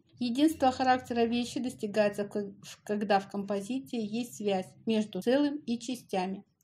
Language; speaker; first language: Russian; native; Russian